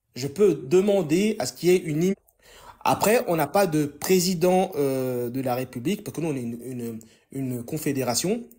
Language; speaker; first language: French; native; French